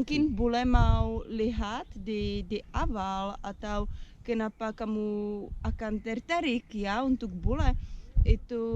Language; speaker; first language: Indonesian; non-native, learner; Czech